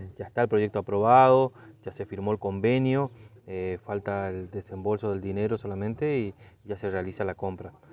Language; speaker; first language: Spanish; native; Spanish